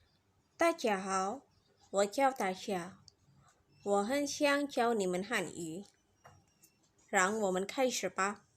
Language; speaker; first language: Chinese; non-native, fluent; Indonesian